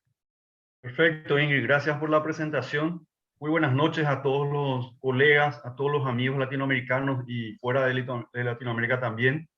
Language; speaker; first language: Spanish; native; Spanish